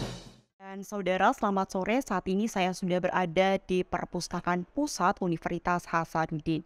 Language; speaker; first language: Indonesian; native; Indonesian